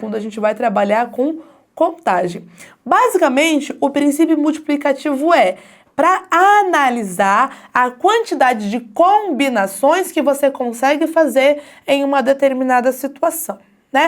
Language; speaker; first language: Portuguese; native; Portuguese